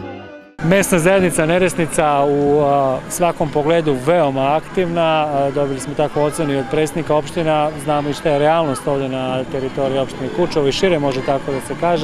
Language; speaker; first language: Serbian; native; Serbian